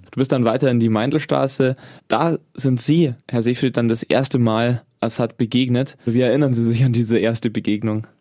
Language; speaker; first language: German; native; German